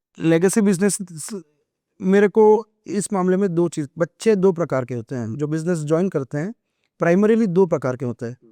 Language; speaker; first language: Hindi; non-native, local second language; Gujarati